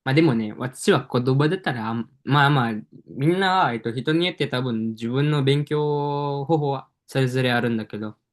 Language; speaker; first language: Japanese; non-native, fluent; Indonesian